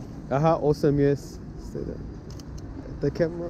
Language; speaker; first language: English; native; English